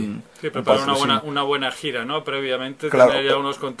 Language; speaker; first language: Spanish; native; Spanish